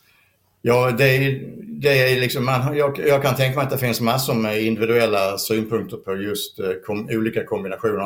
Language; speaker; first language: Swedish; native; Swedish